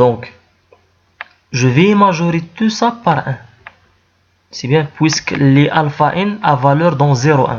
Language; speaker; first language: French; non-native, local second language; Arabic